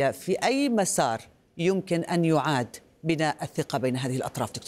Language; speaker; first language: Arabic; native; Arabic